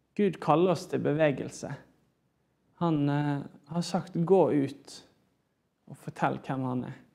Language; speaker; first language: Norwegian; native; Norwegian